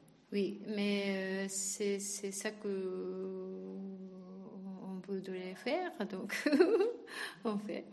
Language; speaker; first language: French; non-native, learner; Japanese